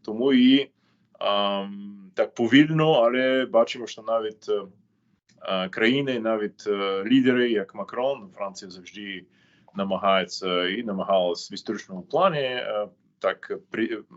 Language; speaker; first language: Ukrainian; non-native, fluent; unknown